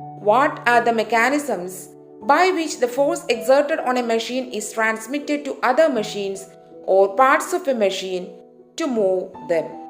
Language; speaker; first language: English; non-native, local second language; Malayalam